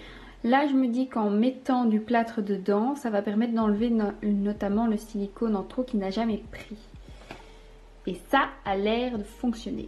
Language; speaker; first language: French; native; French